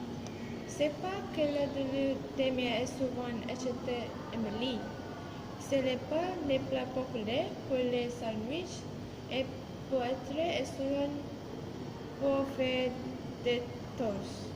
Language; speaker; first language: French; non-native, learner; Malay